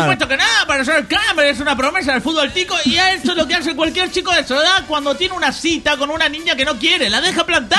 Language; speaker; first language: Spanish; native; Spanish